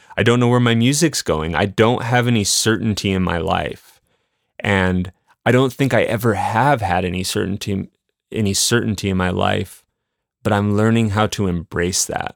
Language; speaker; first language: English; native; English